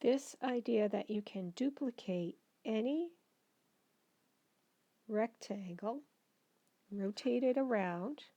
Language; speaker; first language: English; native; English